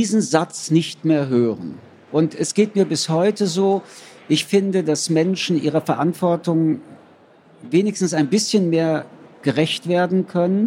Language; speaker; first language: German; early bilingual, other home language; French